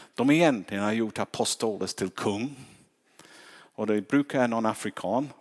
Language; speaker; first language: Swedish; non-native, fluent; English